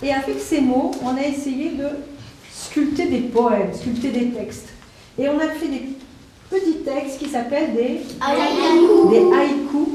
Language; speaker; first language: French; native; French